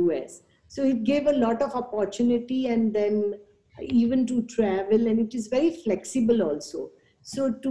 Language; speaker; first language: English; non-native, local second language; Gujarati